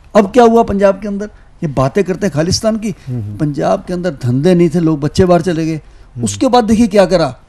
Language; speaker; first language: Hindi; native; Hindi